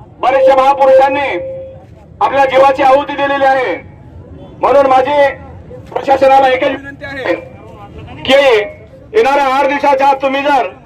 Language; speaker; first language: Marathi; non-native, local second language; Lambadi